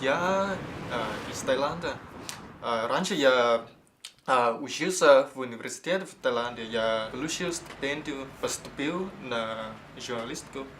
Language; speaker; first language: Russian; non-native, fluent; Thai